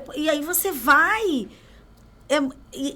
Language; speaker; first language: Portuguese; native; Portuguese